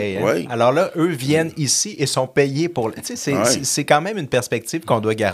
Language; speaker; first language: French; native; French